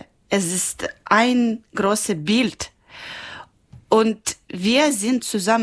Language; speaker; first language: German; non-native, learner; Ukrainian